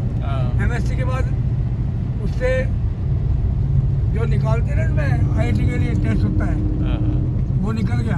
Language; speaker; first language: Hindi; native; Hindi